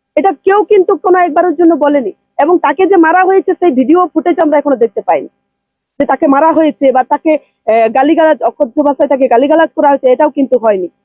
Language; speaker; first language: Bangla; non-native, local second language; Santali